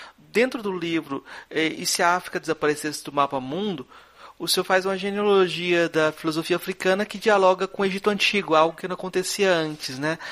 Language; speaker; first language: Portuguese; native; Portuguese